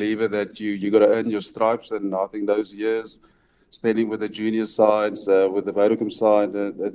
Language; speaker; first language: English; non-native, local second language; Afrikaans